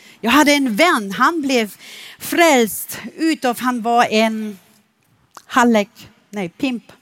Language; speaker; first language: Swedish; non-native, fluent; German